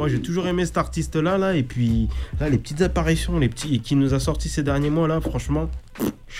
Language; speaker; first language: French; native; French